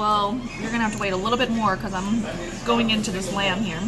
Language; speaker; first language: English; native; English